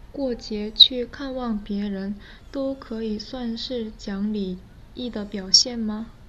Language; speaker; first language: Chinese; non-native, fluent; Korean